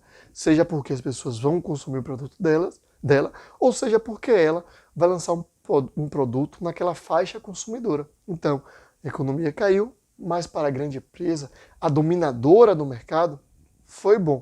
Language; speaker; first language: Portuguese; native; Portuguese